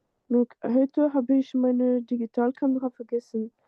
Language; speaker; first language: German; non-native, fluent; French